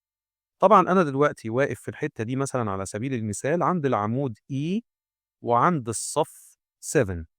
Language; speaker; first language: Arabic; native; Arabic